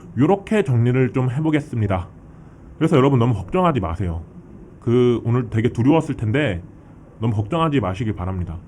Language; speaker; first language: Korean; early bilingual, heritage; Korean